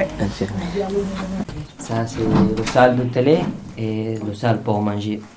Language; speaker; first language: French; non-native, learner; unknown